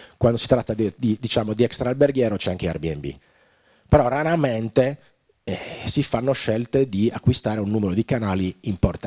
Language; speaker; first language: Italian; native; Italian